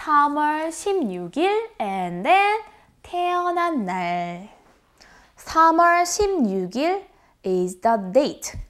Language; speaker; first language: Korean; non-native, fluent; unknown